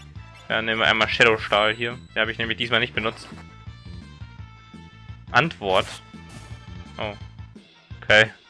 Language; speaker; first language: German; native; German